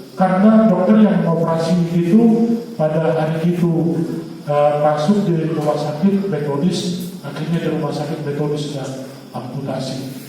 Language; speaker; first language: Indonesian; non-native, local second language; Batak Toba